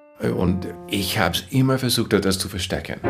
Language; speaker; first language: German; non-native, fluent; English